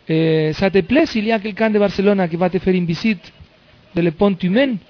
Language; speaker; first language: French; non-native, learner; Spanish